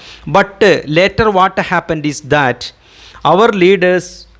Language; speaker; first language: English; non-native, local second language; Malayalam